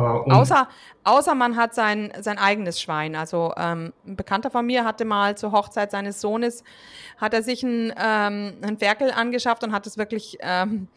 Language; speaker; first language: German; native; German